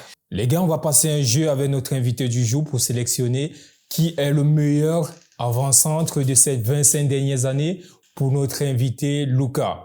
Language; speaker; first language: French; native; French